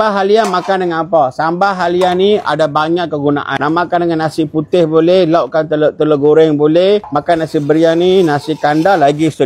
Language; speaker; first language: Malay; native; Malay